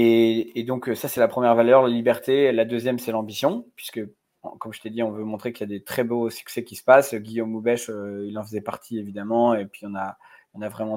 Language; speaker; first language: French; native; French